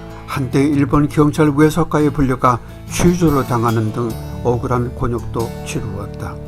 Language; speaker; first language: Korean; native; Korean